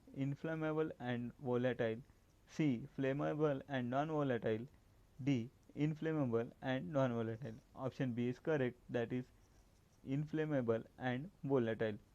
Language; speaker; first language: English; non-native, local second language; Marathi